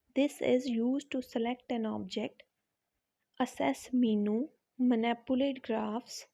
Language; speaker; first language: English; non-native, local second language; Punjabi